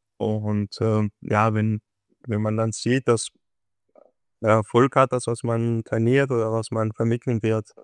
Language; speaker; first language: German; native; German